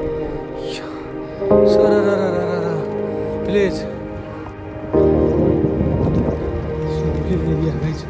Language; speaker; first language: English; non-native, learner; Nepali